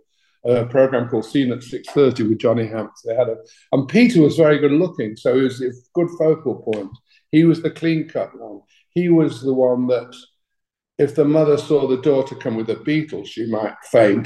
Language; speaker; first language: English; native; English